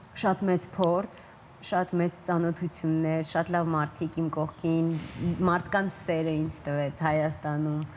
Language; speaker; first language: Armenian; early bilingual, heritage; Armenian